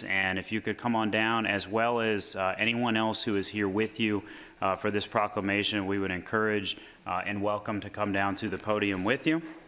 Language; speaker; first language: English; native; English